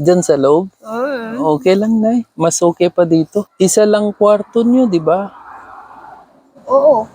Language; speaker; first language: Filipino; non-native, learner; Urdu